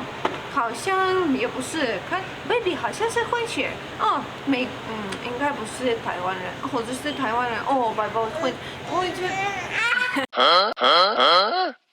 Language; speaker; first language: Chinese; non-native, learner; Russian